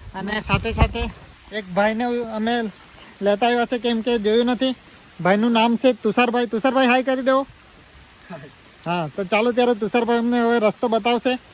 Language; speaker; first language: Gujarati; native; Gujarati